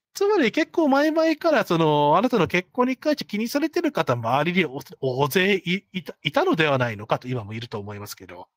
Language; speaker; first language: Japanese; non-native, fluent; English